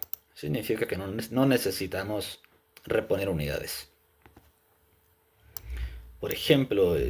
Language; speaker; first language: Spanish; native; Spanish